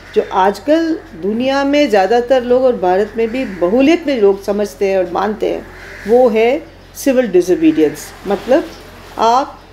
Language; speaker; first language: Hindi; native; Hindi